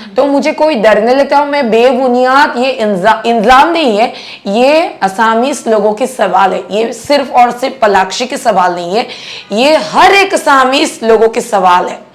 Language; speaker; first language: Hindi; non-native, local second language; Assamese